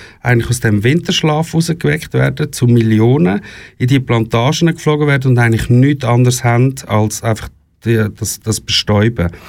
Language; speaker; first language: German; native; German